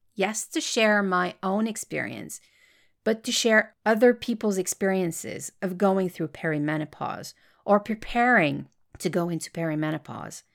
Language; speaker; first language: English; non-native, fluent; French